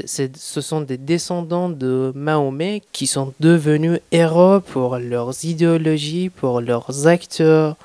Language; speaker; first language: French; non-native, fluent; Persian